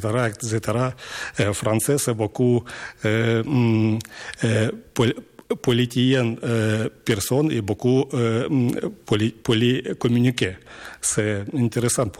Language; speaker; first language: French; non-native, fluent; Ukrainian